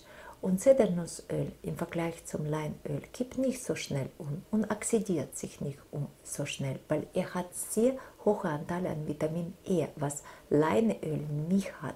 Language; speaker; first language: German; non-native, fluent; Russian